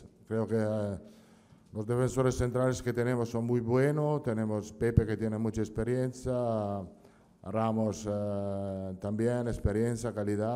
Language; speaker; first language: Spanish; non-native, fluent; Italian